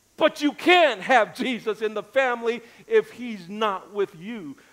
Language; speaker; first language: English; native; English